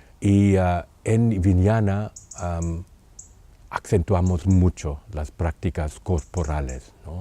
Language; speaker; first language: Spanish; non-native, fluent; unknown